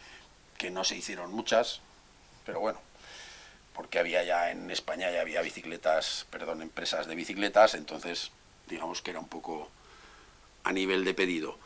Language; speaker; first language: Spanish; native; Spanish